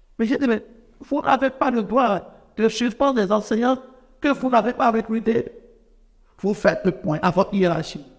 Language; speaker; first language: French; non-native, local second language; Fon